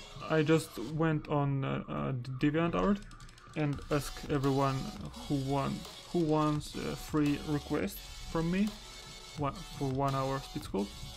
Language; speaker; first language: English; non-native, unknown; Russian